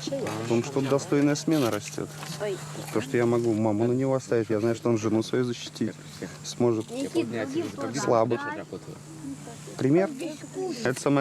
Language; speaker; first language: Russian; native; Russian